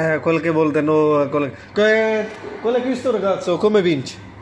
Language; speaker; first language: Italian; non-native, learner; Urdu